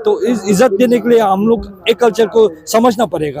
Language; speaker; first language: Hindi; non-native, fluent; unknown